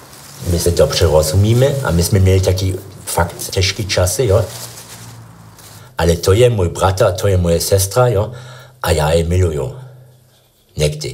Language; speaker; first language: Czech; early bilingual, other home language; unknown